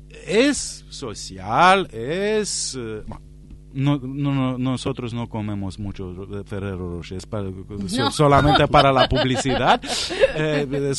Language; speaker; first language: Spanish; non-native, fluent; Romanian